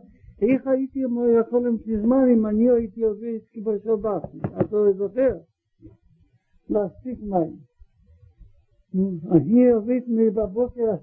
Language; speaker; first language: Hebrew; non-native, learner; Russian